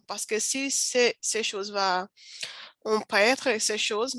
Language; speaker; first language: French; non-native, learner; Portuguese